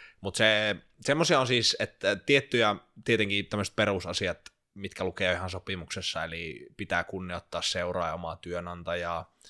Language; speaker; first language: Finnish; native; Finnish